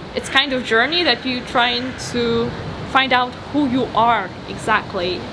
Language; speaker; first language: English; non-native, fluent; Polish